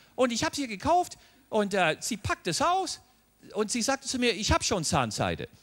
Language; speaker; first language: German; non-native, fluent; English